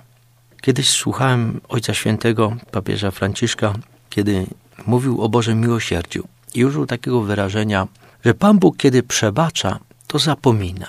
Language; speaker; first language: Polish; native; Polish